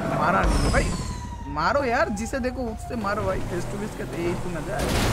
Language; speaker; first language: Hindi; non-native, local second language; Bangla